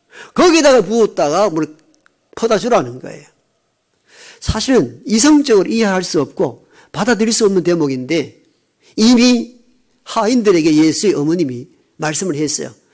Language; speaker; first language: Korean; native; Korean